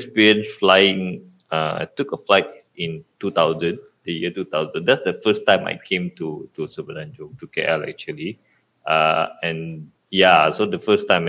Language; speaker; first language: English; non-native, local second language; Malay